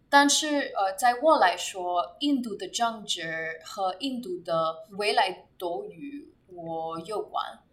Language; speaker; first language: Chinese; non-native, learner; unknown